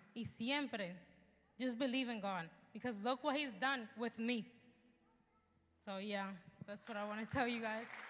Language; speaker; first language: English; early bilingual, other home language; Spanish